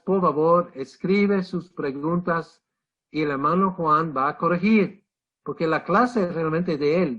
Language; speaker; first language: Spanish; non-native, fluent; English